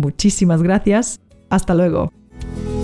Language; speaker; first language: Spanish; non-native, fluent; Polish